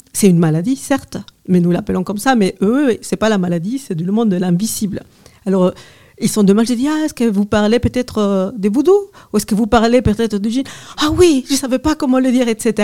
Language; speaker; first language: French; non-native, fluent; Spanish